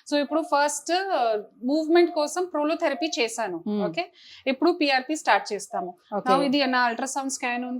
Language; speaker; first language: Telugu; non-native, fluent; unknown